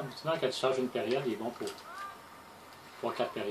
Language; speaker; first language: French; native; French